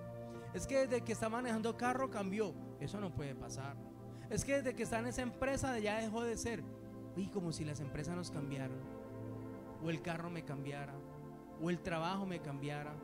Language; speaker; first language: Spanish; native; Spanish